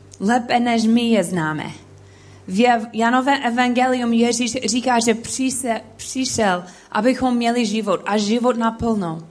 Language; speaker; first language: Czech; non-native, learner; English